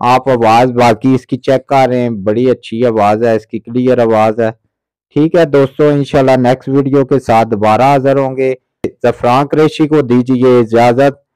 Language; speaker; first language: Urdu; non-native, local second language; Pahari-Potwari